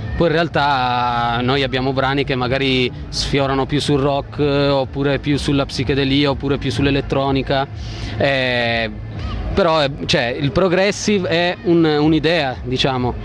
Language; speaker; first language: Italian; native; Italian